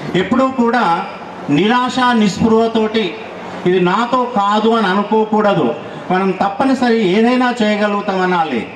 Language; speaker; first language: Telugu; native; Telugu